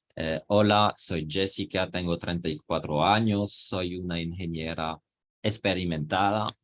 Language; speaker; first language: Spanish; non-native, fluent; French